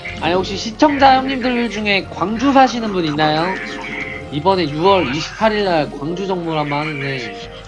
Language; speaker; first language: Korean; native; Korean